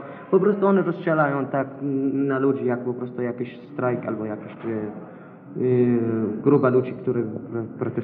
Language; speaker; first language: Polish; non-native, learner; Arabic